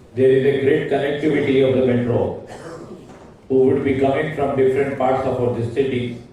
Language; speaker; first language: English; non-native, local second language; Telugu